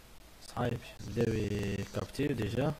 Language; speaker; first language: Arabic; native; Arabic